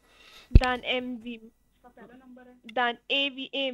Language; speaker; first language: German; non-native, learner; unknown